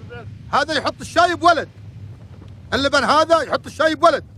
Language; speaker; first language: Arabic; native; Arabic